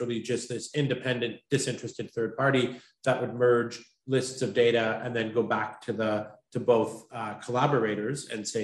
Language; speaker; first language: English; native; English